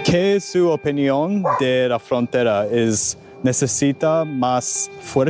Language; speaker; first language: Spanish; non-native, learner; English